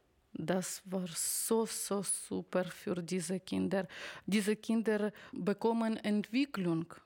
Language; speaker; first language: German; non-native, learner; Ukrainian